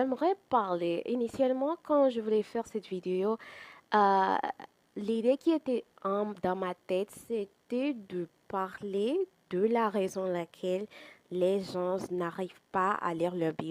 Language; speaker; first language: French; non-native, fluent; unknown